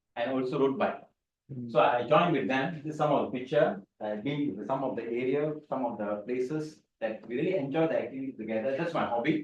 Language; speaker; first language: English; non-native, local second language; Tamil